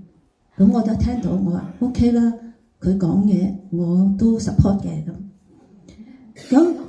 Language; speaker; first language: Cantonese; native; Cantonese